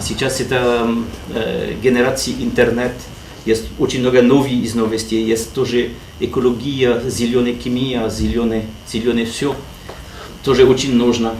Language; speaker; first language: Russian; non-native, learner; French